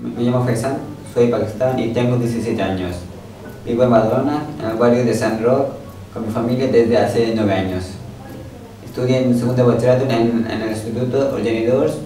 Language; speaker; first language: Spanish; early bilingual, other home language; Urdu